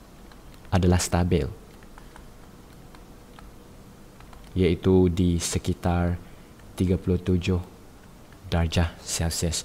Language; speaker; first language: Malay; native; Malay